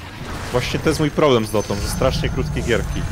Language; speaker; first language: Polish; native; Polish